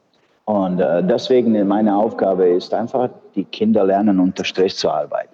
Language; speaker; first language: German; non-native, fluent; Bosnian